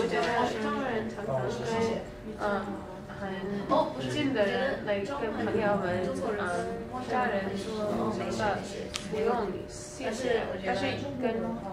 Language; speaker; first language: Chinese; non-native, learner; English